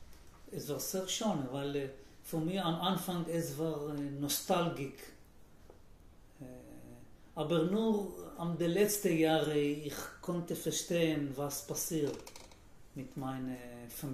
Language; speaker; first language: German; non-native, learner; Hebrew